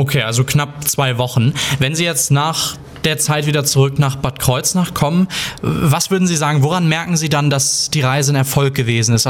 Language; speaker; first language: German; native; German